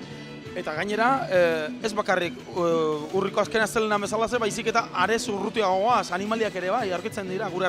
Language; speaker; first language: Basque; native; Basque